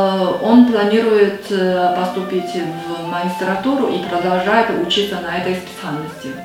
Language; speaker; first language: Russian; non-native, fluent; Chinese